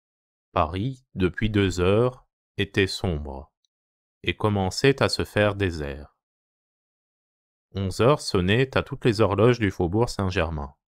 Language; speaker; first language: French; non-native, fluent; Japanese